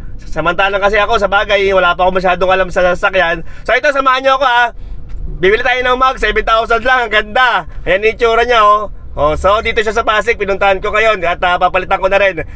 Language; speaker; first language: Filipino; native; Filipino